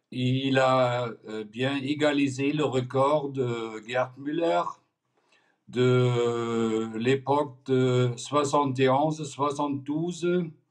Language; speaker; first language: French; non-native, fluent; German